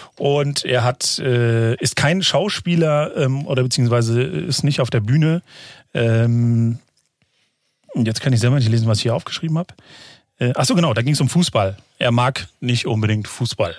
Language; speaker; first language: German; native; German